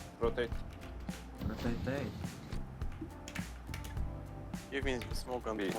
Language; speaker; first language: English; non-native, learner; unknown